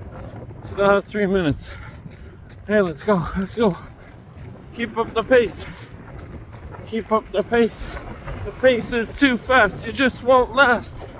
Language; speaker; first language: English; native; English